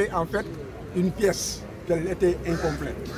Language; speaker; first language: French; non-native, local second language; Wolof